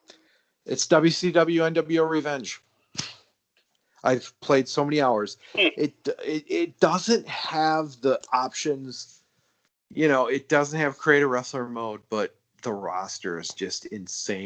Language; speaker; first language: English; native; English